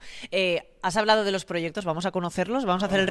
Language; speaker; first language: Spanish; native; Spanish